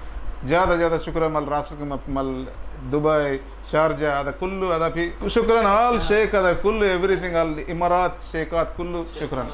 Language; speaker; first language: Arabic; non-native, learner; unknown